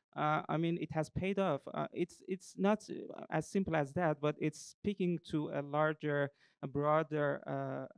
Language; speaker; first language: English; non-native, fluent; Persian